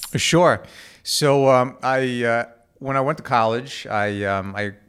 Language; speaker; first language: English; native; English